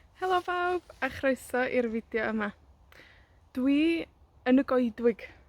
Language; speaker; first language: Welsh; native; Welsh